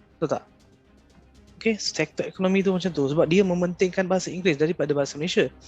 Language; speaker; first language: Malay; non-native, local second language; Tamil